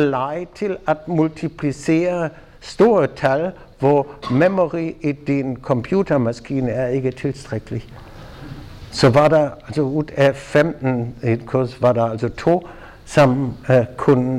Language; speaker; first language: Danish; non-native, fluent; German